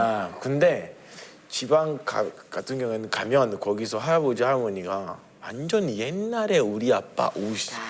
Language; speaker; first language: Korean; non-native, fluent; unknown